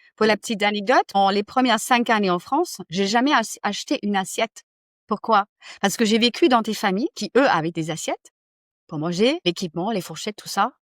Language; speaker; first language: French; non-native, fluent; German